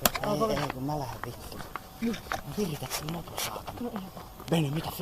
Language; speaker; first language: Finnish; native; Finnish